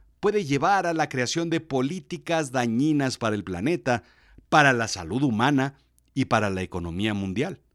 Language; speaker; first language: Spanish; native; Spanish